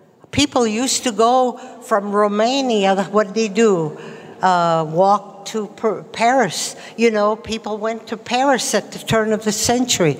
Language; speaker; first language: English; early bilingual, other home language; Latvian